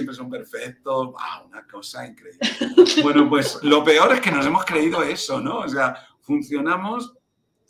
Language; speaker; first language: Spanish; native; Spanish